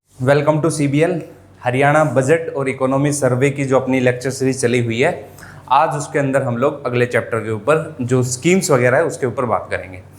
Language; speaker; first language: Hindi; native; Hindi